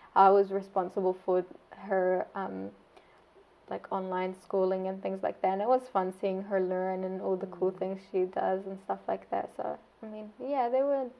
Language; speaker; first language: English; non-native, fluent; Arabic